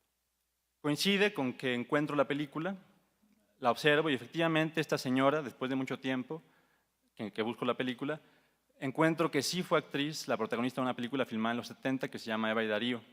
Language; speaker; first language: Spanish; native; Spanish